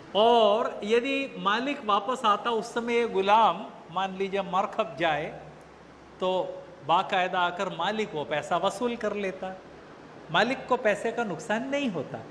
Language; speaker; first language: Hindi; native; Hindi